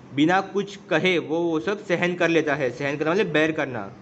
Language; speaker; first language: Hindi; non-native, local second language; Marathi